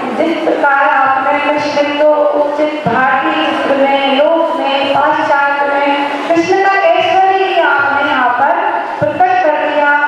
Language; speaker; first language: Hindi; native; Hindi